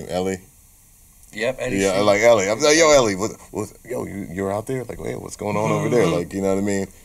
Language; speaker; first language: English; native; English